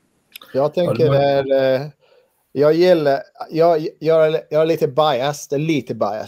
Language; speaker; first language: Swedish; non-native, fluent; English